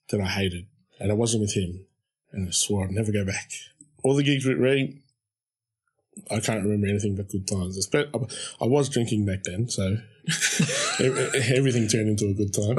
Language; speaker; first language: English; native; English